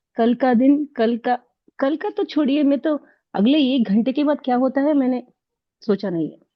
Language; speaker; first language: Hindi; non-native, local second language; Kannada